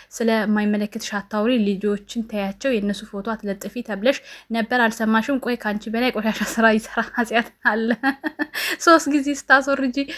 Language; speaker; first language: Amharic; native; Amharic